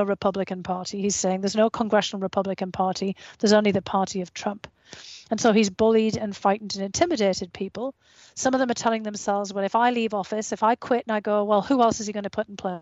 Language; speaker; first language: English; native; English